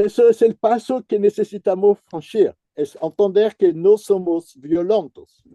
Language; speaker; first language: Spanish; non-native, fluent; French